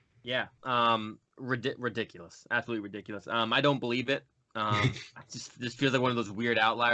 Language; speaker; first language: English; native; English